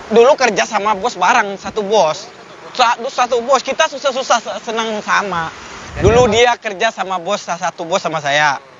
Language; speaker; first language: Indonesian; non-native, local second language; Minangkabau